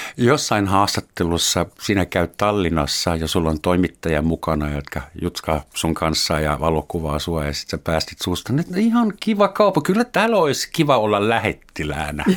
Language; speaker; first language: Finnish; non-native, fluent; German